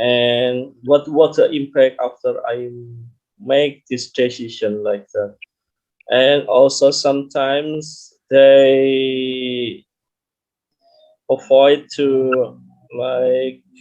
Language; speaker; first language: English; non-native, learner; Indonesian